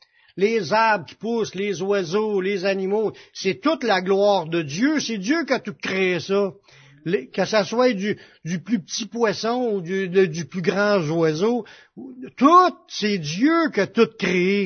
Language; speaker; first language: French; native; French